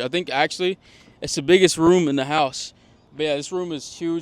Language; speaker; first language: English; native; English